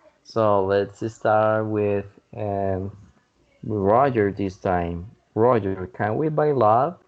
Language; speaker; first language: English; non-native, fluent; Spanish